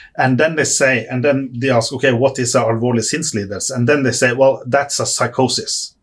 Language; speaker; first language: English; non-native, fluent; Norwegian